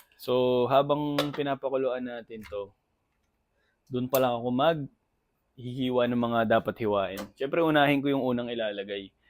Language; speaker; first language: Filipino; native; Filipino